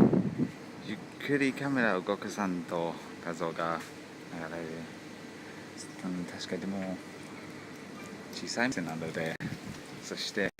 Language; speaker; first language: Japanese; non-native, fluent; English